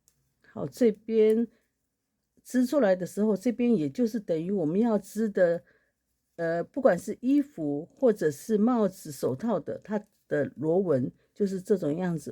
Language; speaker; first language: Chinese; native; Chinese